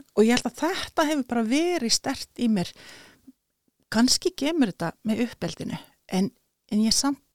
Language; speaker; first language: Icelandic; non-native, fluent; Finnish